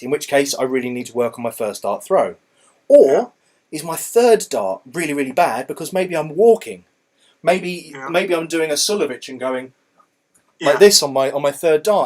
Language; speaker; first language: English; native; English